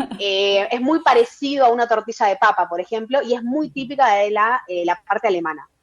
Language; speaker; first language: Spanish; native; Spanish